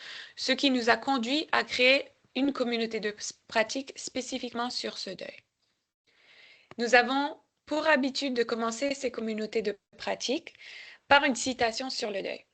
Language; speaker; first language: French; native; French